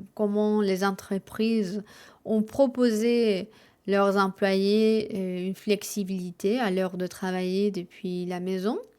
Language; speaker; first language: French; non-native, fluent; Spanish